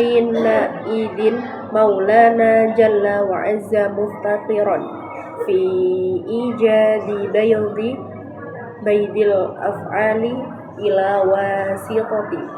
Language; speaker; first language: Arabic; non-native, learner; Indonesian